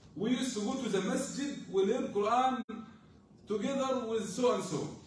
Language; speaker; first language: English; non-native, fluent; Arabic